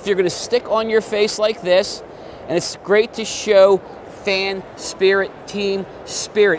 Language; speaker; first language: English; native; English